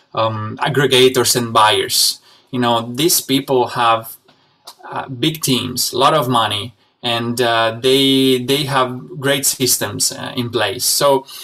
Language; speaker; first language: English; non-native, fluent; Italian